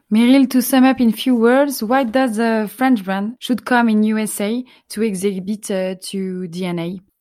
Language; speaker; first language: English; non-native, fluent; French